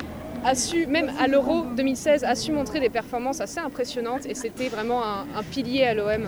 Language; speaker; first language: French; native; French